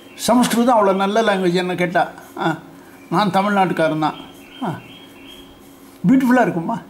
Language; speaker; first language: Tamil; non-native, local second language; Telugu